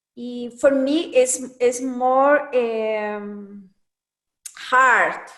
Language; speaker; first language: English; non-native, learner; Spanish